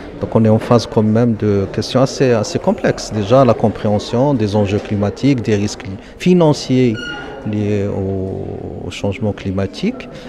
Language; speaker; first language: French; non-native, local second language; Arabic